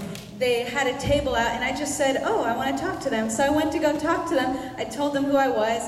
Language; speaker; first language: English; native; English